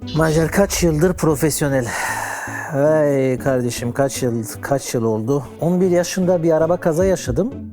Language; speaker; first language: Turkish; early bilingual, heritage; Turkish